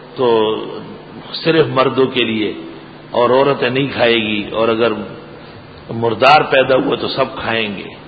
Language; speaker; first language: Urdu; non-native, local second language; Pashto